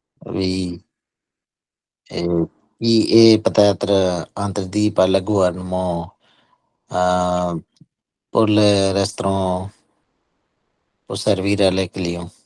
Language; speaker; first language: French; non-native, learner; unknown